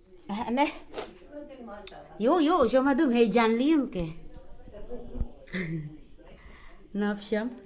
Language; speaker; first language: Turkish; non-native, learner; Filipino